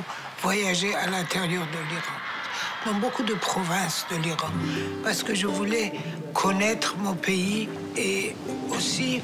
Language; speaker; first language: French; non-native, fluent; Persian